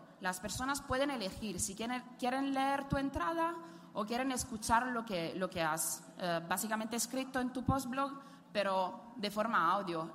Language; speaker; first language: Spanish; non-native, fluent; Italian